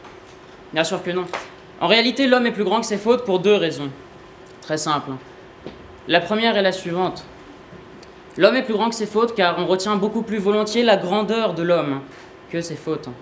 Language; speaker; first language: French; native; French